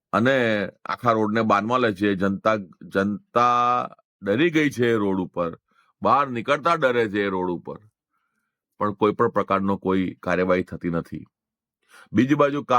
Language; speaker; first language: Gujarati; non-native, local second language; Hindi